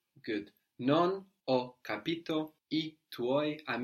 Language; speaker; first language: Italian; non-native, fluent; English